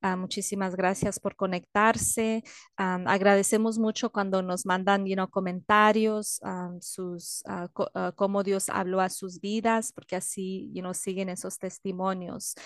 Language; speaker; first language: Spanish; early bilingual, heritage; Spanish